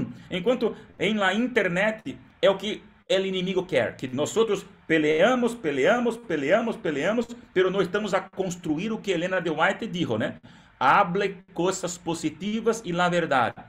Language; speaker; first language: Spanish; non-native, learner; Portuguese